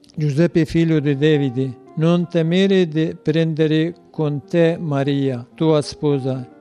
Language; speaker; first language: Italian; non-native, learner; Kurdish